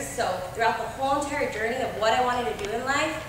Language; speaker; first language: English; native; English